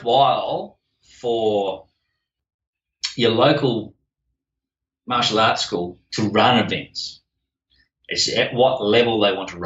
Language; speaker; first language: English; native; English